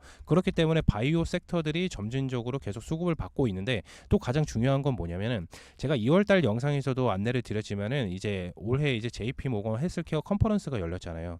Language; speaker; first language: Korean; native; Korean